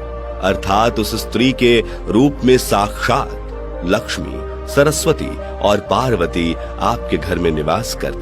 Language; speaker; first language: Hindi; native; Hindi